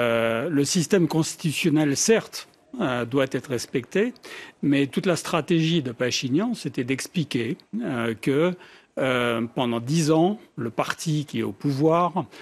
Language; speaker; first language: French; native; French